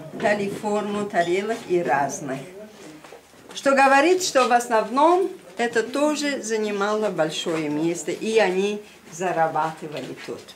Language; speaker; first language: Russian; non-native, fluent; Albanian